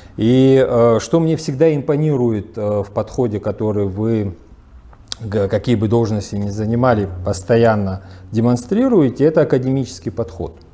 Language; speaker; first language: Russian; non-native, local second language; Abkhazian